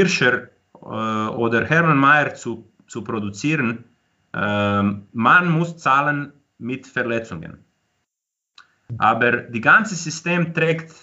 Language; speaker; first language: German; non-native, fluent; Croatian